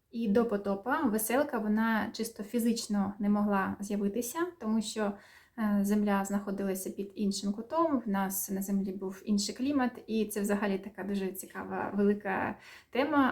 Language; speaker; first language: Ukrainian; native; Ukrainian